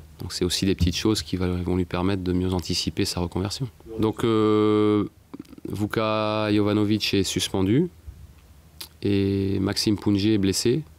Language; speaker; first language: French; native; French